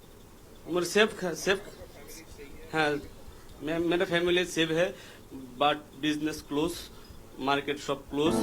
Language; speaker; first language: Hindi; non-native, learner; Bangla